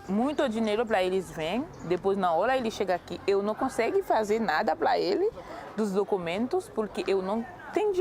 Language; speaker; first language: Portuguese; non-native, learner; Haitian Creole